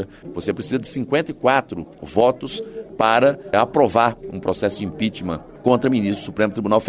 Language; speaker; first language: Portuguese; native; Portuguese